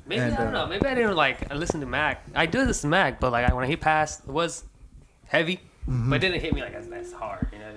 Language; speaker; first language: English; native; English